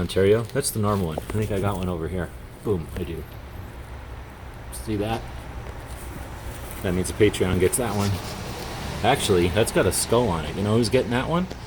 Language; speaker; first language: English; native; English